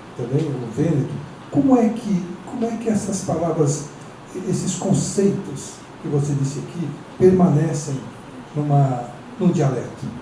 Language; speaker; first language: Portuguese; native; Portuguese